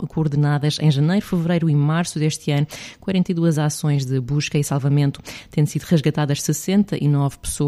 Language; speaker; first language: Portuguese; native; Portuguese